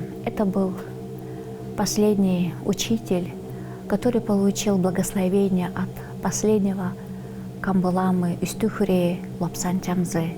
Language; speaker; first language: Russian; non-native, local second language; Tuvinian